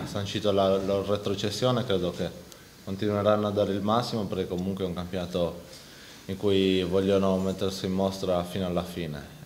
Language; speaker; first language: Italian; native; Italian